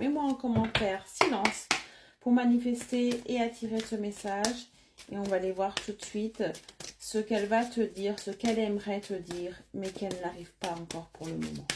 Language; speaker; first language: French; native; French